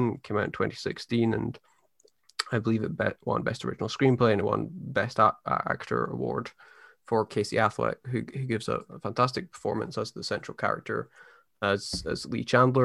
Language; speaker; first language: English; native; English